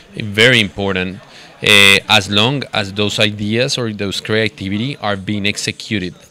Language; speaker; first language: English; non-native, fluent; Spanish